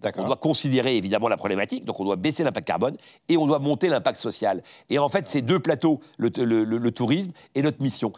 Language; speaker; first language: French; native; French